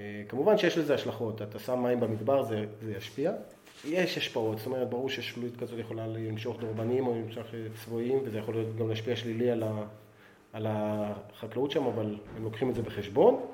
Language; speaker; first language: Hebrew; native; Hebrew